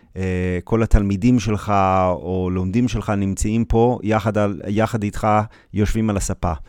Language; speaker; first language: Hebrew; non-native, fluent; English